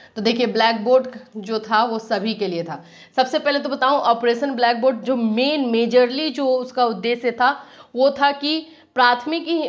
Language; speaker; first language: Hindi; native; Hindi